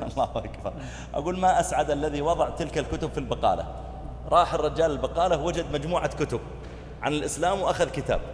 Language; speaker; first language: Arabic; native; Arabic